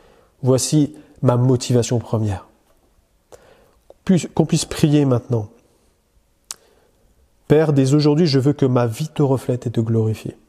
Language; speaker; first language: French; native; French